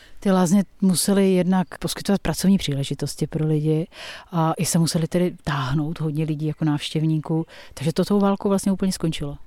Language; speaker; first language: Czech; native; Czech